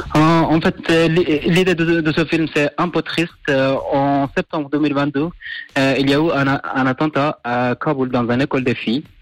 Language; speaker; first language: French; non-native, fluent; Persian